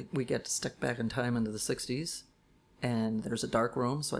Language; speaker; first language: English; native; English